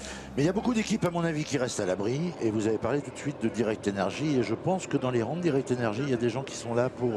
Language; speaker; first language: French; native; French